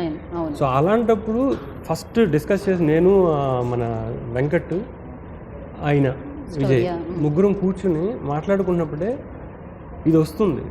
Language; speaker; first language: Telugu; native; Telugu